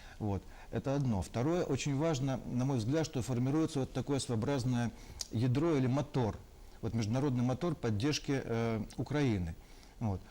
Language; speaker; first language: Russian; native; Russian